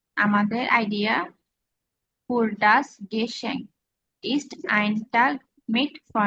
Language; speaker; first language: German; non-native, learner; Bangla